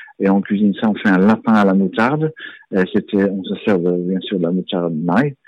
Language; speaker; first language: French; native; French